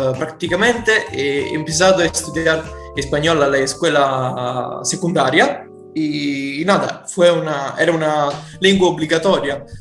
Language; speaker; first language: Spanish; non-native, fluent; Italian